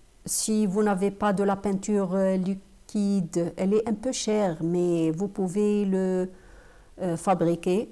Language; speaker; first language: French; non-native, fluent; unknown